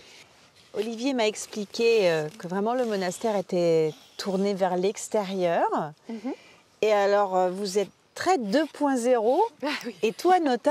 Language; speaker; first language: French; native; French